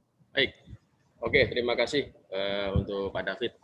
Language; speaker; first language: Indonesian; native; Indonesian